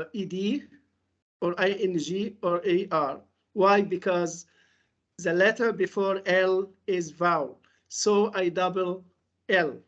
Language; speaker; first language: English; non-native, fluent; Arabic